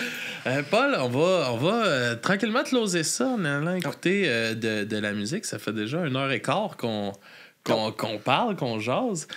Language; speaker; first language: French; native; French